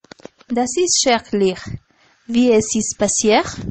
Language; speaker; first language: German; non-native, learner; Spanish